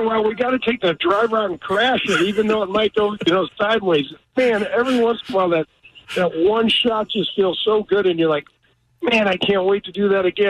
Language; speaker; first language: English; native; English